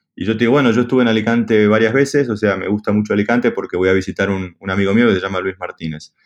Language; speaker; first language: Spanish; native; Spanish